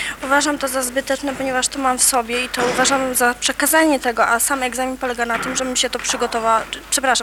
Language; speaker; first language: Polish; native; Polish